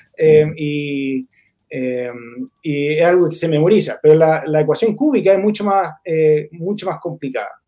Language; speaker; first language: Spanish; non-native, fluent; English